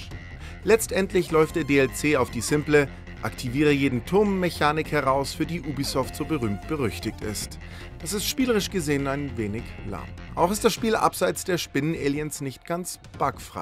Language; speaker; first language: German; native; German